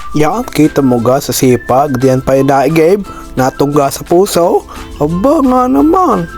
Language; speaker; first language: Filipino; native; Filipino